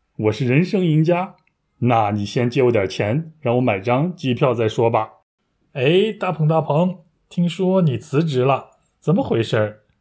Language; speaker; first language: Chinese; native; Chinese